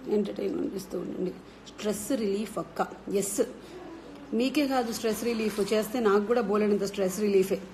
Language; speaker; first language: Telugu; non-native, local second language; Malayalam